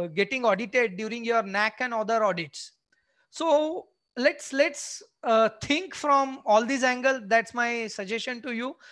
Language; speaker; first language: English; non-native, local second language; Marathi